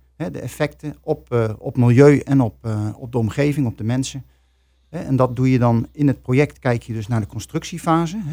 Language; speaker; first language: English; non-native, fluent; Dutch